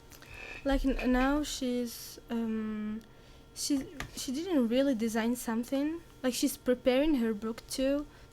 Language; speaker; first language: English; non-native, learner; Arabic